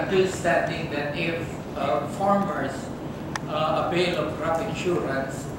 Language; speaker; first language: English; non-native, fluent; Vietnamese